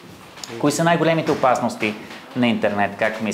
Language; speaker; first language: Bulgarian; native; Bulgarian